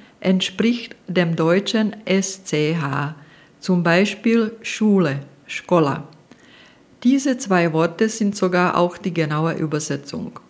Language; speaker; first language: German; non-native, fluent; Czech